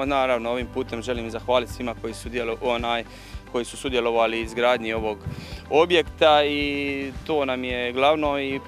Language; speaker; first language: Croatian; native; Croatian